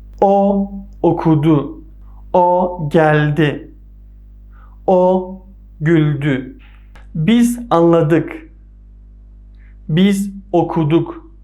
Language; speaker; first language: Turkish; non-native, fluent; Persian